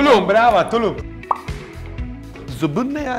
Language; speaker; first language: Turkish; non-native, learner; Italian